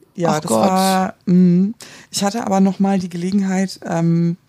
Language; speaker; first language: German; native; German